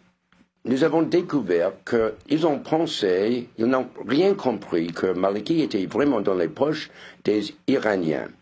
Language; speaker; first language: French; non-native, fluent; English